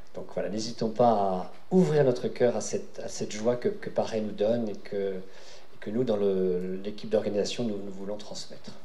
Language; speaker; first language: French; native; French